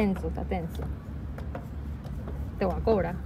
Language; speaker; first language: Spanish; native; Spanish